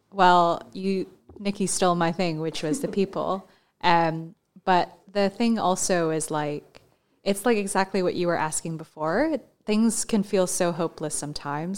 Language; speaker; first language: English; non-native, local second language; Cantonese